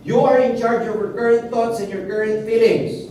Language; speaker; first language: English; non-native, local second language; Filipino